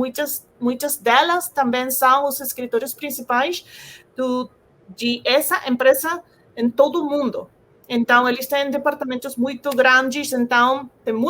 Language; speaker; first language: Portuguese; non-native, fluent; Spanish